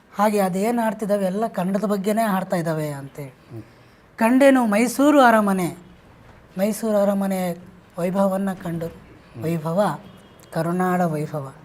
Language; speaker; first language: Kannada; native; Kannada